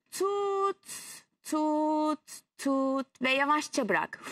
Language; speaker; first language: Turkish; native; Turkish